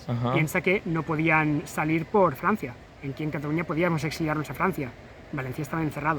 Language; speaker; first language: Spanish; native; Spanish